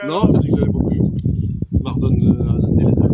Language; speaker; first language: French; native; French